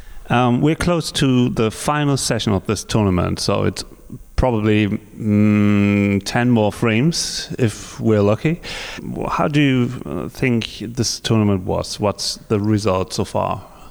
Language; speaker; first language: English; non-native, fluent; German